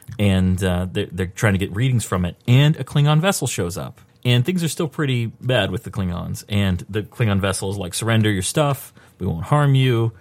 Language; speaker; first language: English; native; English